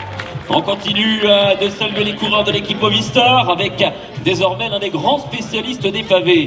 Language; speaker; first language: French; native; French